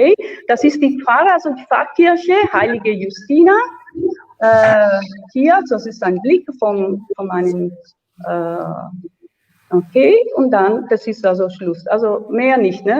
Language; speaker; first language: German; non-native, fluent; Italian